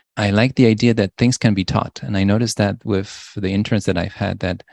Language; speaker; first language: English; non-native, fluent; Polish